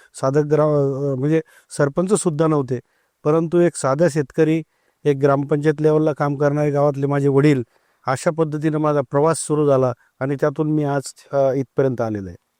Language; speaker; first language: Marathi; native; Marathi